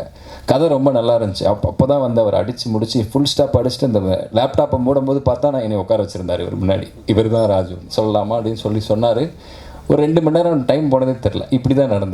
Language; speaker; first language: Tamil; native; Tamil